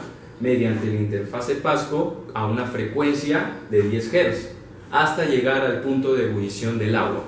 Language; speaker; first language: Spanish; native; Spanish